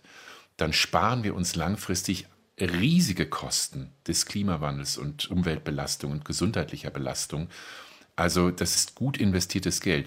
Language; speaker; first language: German; native; German